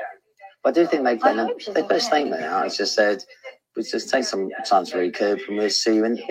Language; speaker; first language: English; native; English